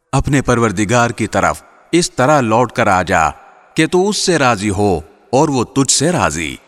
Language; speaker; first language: Urdu; native; Urdu